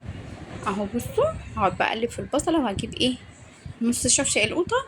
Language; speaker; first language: Arabic; native; Arabic